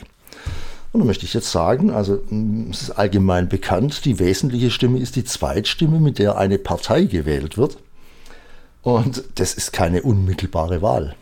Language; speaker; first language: German; native; German